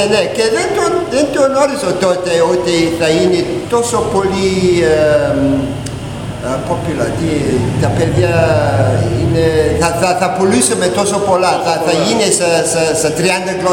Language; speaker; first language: Greek; non-native, learner; English